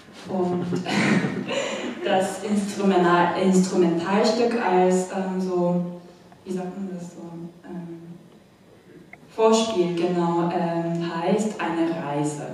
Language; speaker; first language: German; non-native, fluent; Korean